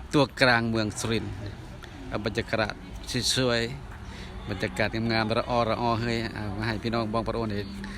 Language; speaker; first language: Thai; non-native, local second language; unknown